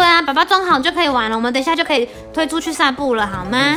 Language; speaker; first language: Chinese; native; Chinese